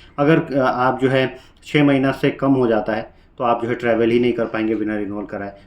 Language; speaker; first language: Hindi; native; Hindi